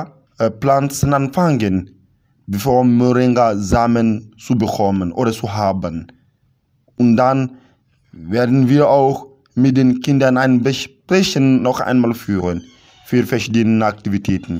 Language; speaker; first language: German; non-native, learner; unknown